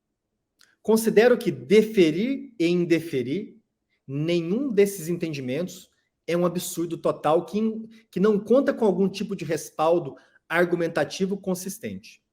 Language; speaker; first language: Portuguese; native; Portuguese